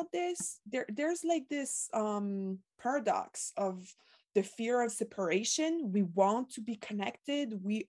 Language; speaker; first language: English; non-native, fluent; French